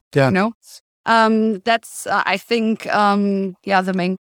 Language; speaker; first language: English; non-native, fluent; German